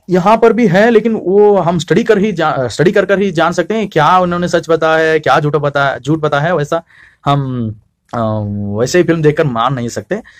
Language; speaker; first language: Hindi; non-native, local second language; Kannada